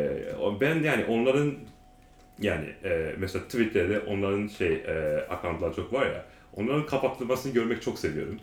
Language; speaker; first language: Turkish; non-native, learner; Japanese